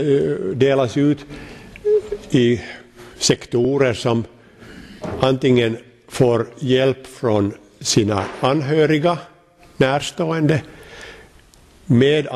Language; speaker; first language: Swedish; non-native, local second language; Finnish